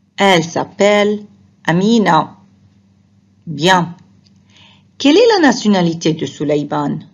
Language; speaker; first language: French; non-native, fluent; Arabic